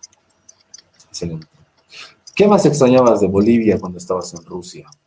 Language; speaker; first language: Spanish; native; Spanish